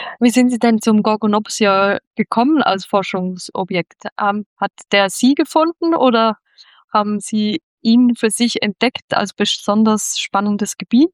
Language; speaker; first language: German; native; German